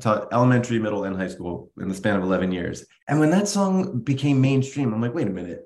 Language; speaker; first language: English; native; English